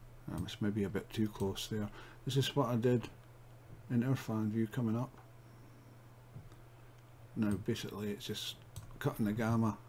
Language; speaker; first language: English; native; English